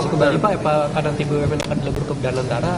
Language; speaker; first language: Indonesian; native; Indonesian